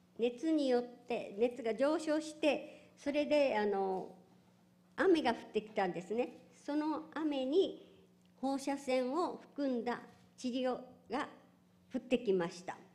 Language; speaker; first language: Japanese; native; Japanese